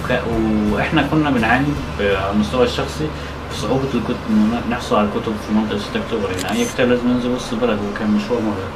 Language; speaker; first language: Arabic; native; Arabic